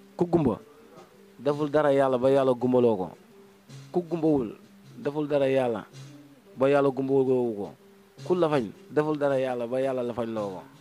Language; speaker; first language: Wolof; native; Wolof